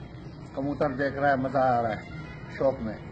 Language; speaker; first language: Hindi; non-native, learner; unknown